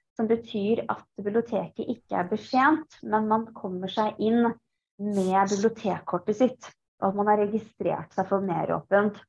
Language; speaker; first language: Norwegian; early bilingual, other home language; Persian